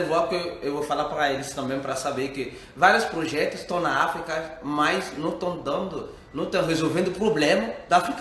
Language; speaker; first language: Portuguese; non-native, fluent; French